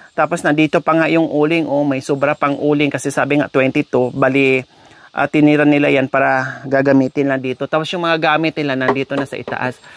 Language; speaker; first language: Filipino; non-native, local second language; Cebuano